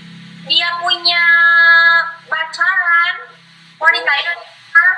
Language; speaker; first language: Indonesian; non-native, learner; Vietnamese